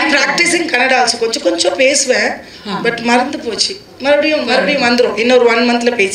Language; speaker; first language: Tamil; non-native, fluent; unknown